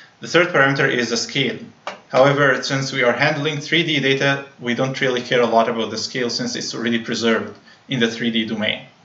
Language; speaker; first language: English; non-native, fluent; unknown